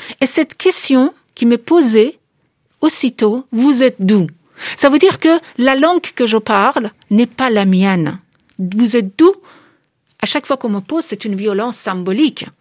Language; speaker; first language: French; non-native, fluent; Persian